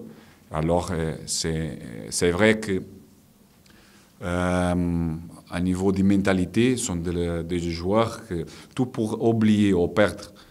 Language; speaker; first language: French; non-native, fluent; Portuguese